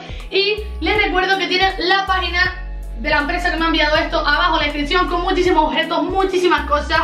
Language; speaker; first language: Spanish; native; Spanish